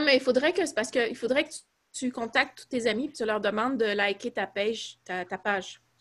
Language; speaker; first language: French; native; French